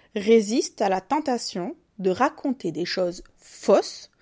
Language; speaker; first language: French; native; French